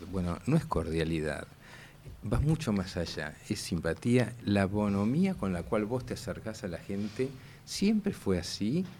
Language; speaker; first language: Spanish; native; Spanish